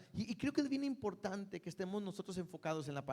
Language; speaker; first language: Spanish; native; Spanish